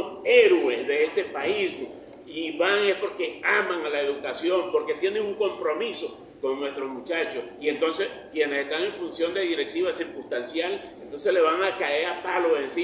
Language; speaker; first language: Spanish; native; Spanish